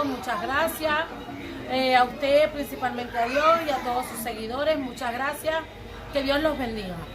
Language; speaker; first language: Spanish; native; Spanish